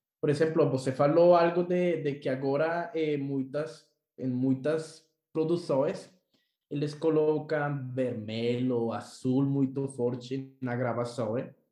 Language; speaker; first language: Portuguese; non-native, learner; Spanish